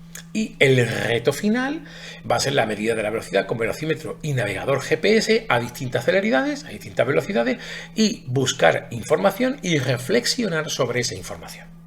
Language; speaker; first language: Spanish; native; Spanish